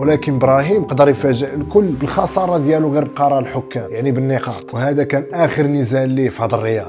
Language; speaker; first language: Arabic; native; Arabic